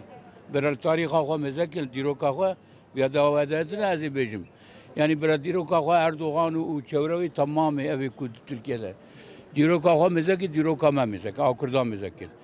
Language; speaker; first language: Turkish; non-native, local second language; Kurdish